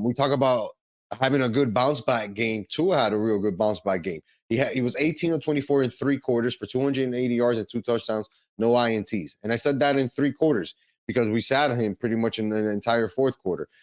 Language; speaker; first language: English; native; English